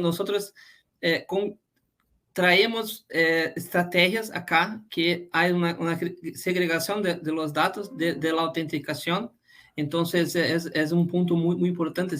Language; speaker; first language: Spanish; non-native, fluent; Portuguese